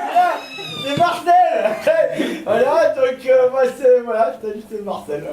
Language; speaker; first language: French; native; French